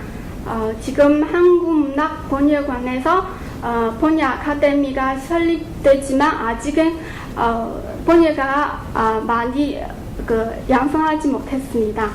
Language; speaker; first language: Korean; non-native, fluent; Chinese